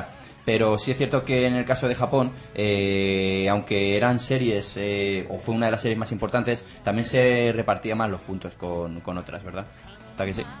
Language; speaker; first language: Spanish; native; Spanish